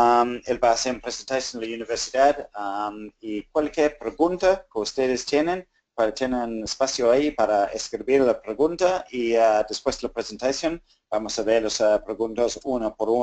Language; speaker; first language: Spanish; non-native, fluent; English